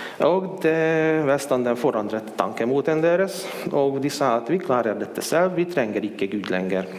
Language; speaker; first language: Swedish; non-native, fluent; Hungarian